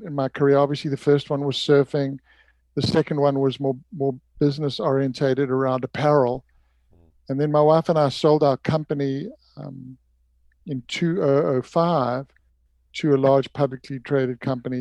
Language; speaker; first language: English; native; English